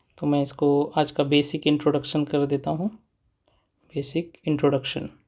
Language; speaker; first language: Hindi; native; Hindi